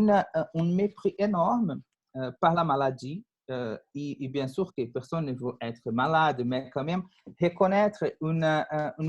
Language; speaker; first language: French; non-native, fluent; Portuguese